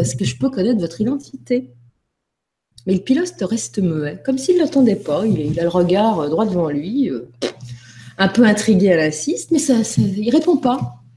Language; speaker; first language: French; native; French